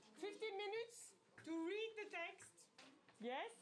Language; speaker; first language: English; non-native, fluent; French